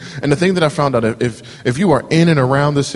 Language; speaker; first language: English; native; English